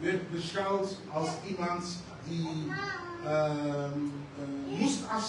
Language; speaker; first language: Dutch; non-native, fluent; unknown